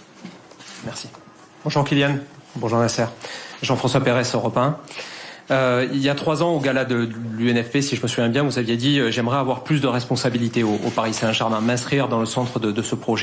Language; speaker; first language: French; native; French